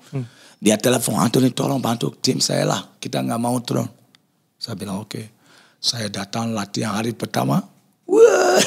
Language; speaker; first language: Indonesian; non-native, fluent; English